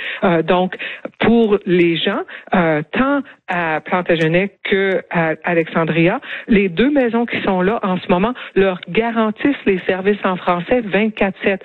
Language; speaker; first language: French; native; French